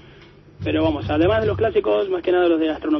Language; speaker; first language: Spanish; native; Spanish